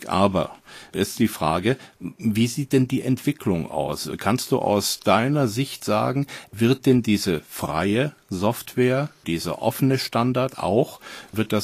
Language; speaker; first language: German; native; German